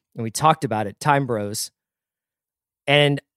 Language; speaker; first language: English; native; English